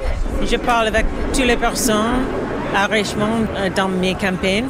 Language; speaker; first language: French; non-native, learner; English